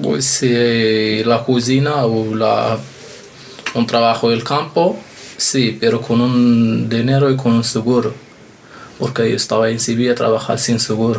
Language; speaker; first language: Spanish; non-native, learner; Arabic